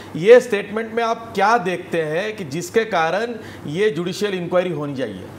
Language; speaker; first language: Hindi; non-native, local second language; Marathi